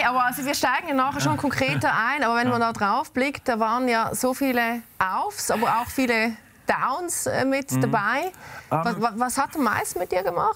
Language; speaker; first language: German; native; German